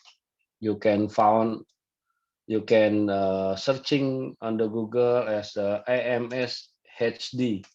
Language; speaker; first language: English; non-native, fluent; Indonesian